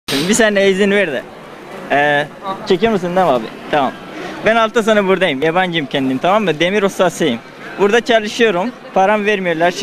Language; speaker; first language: Turkish; non-native, learner; Persian